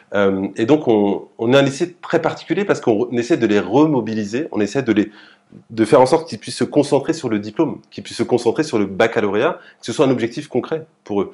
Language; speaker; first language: French; native; French